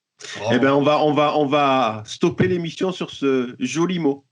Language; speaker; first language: French; native; French